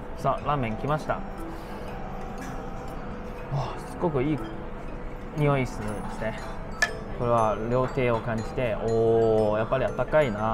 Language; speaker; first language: Japanese; non-native, fluent; Cantonese